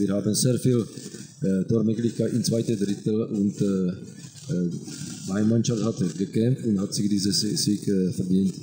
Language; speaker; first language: German; non-native, learner; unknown